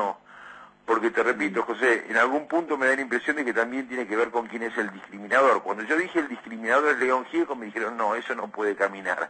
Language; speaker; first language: Spanish; native; Spanish